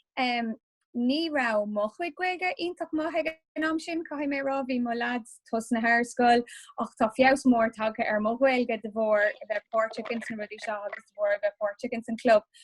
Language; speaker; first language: Irish; non-native, local second language; English